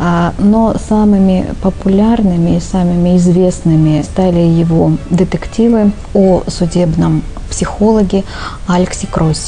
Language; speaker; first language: Russian; native; Russian